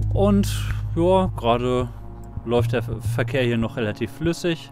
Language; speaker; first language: German; native; German